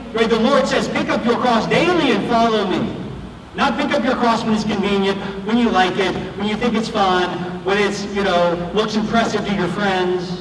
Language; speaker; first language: English; native; English